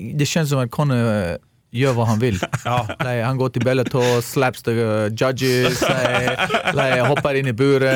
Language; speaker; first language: Swedish; non-native, fluent; Greek